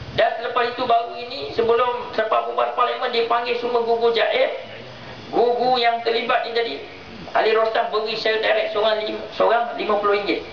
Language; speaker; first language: Malay; native; Malay